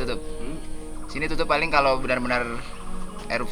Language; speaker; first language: Indonesian; native; Indonesian